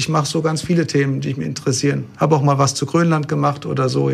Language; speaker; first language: German; native; German